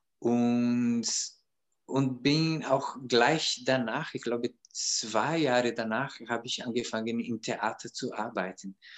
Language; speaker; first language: German; non-native, fluent; Portuguese